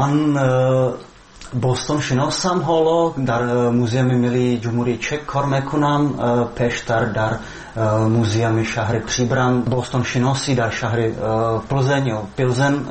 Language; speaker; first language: Persian; non-native, fluent; Czech